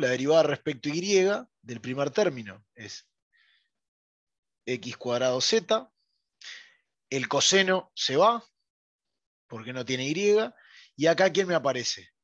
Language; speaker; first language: Spanish; native; Spanish